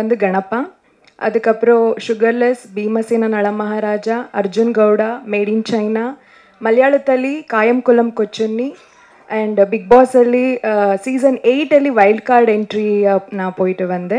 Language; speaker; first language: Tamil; non-native, learner; Kannada